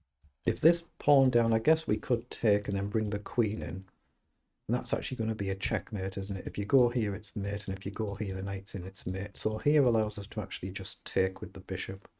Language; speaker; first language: English; native; English